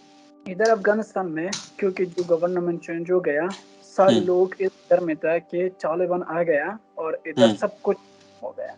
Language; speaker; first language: Hindi; non-native, fluent; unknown